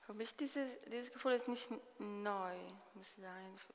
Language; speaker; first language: German; non-native, fluent; Hebrew